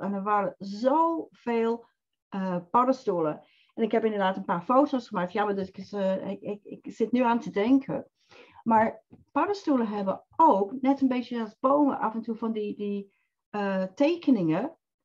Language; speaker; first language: Dutch; non-native, fluent; English